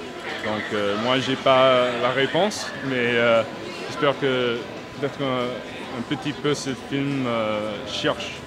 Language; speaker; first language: French; non-native, fluent; English